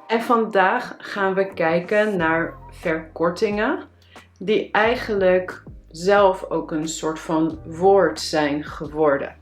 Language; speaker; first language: Dutch; native; Dutch